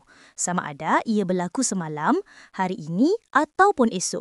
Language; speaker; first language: Malay; native; Malay